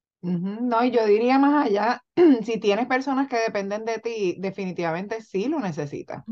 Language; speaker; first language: Spanish; native; Spanish